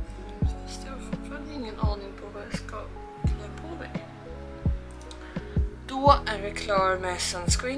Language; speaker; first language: Swedish; early bilingual, heritage; Korean